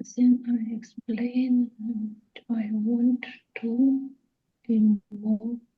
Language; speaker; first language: English; non-native, learner; Russian